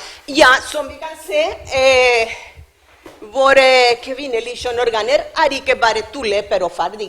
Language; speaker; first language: Norwegian; non-native, learner; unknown